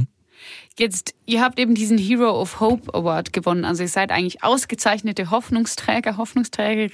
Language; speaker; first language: German; native; German